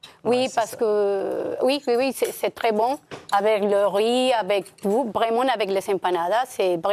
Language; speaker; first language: French; non-native, local second language; Spanish